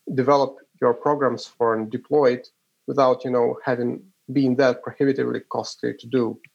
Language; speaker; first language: English; non-native, fluent; Ukrainian